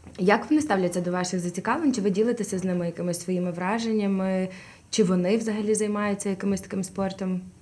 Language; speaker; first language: Ukrainian; non-native, local second language; Russian